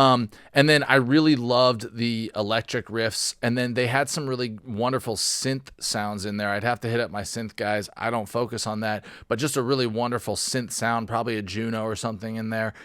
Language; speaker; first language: English; native; English